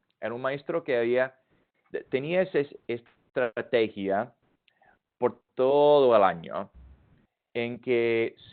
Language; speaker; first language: Spanish; non-native, fluent; English